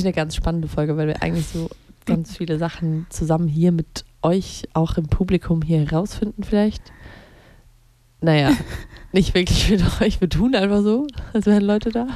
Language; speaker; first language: German; native; German